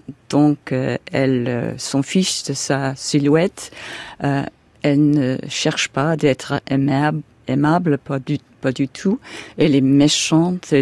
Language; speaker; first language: French; non-native, fluent; English